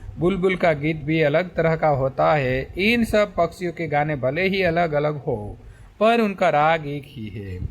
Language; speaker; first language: Hindi; non-native, local second language; Gujarati